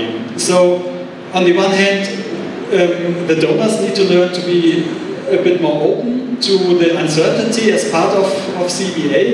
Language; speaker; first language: English; non-native, fluent; German